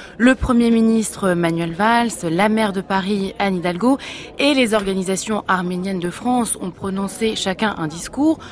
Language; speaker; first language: French; native; French